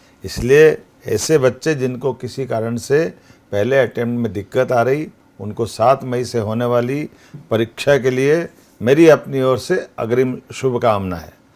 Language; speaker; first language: Hindi; native; Hindi